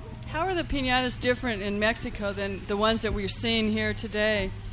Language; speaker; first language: English; native; English